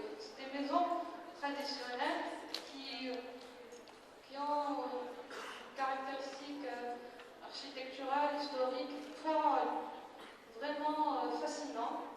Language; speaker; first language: French; non-native, local second language; Arabic